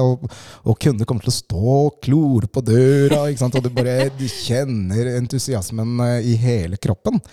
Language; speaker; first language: Norwegian; early bilingual, other home language; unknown